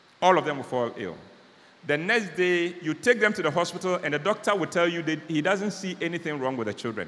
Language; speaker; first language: English; non-native, local second language; Akan